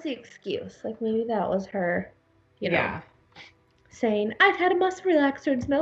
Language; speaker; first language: English; native; English